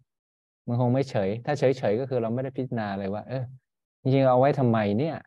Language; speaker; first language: Thai; native; Thai